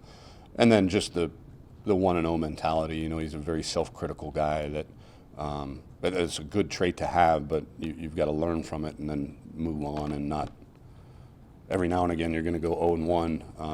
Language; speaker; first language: English; native; English